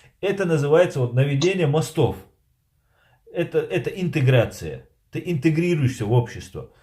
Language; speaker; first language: Russian; non-native, local second language; Chechen